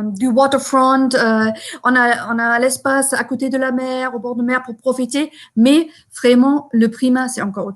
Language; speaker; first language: French; non-native, fluent; German